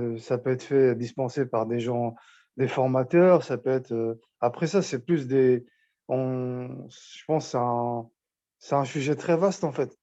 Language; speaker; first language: French; non-native, local second language; Arabic